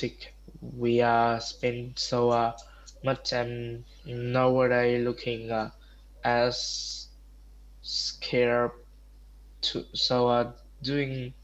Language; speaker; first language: English; non-native, learner; Vietnamese